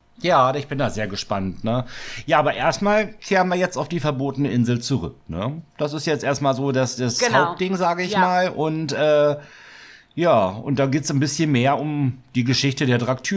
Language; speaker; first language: German; native; German